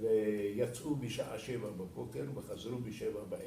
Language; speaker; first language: Hebrew; non-native, fluent; Arabic